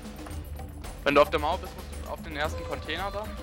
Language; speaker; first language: German; native; German